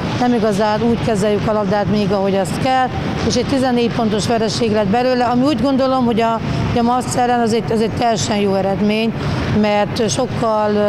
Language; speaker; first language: Hungarian; native; Hungarian